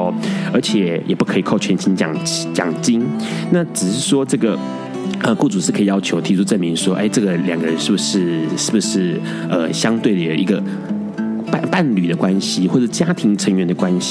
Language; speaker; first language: Chinese; native; Chinese